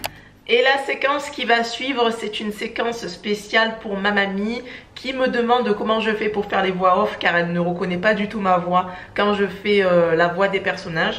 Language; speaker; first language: French; native; French